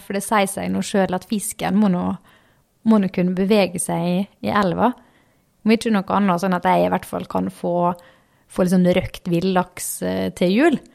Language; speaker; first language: Norwegian; native; Norwegian